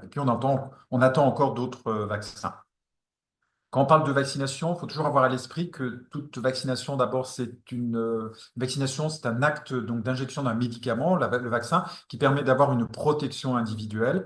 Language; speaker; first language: French; native; French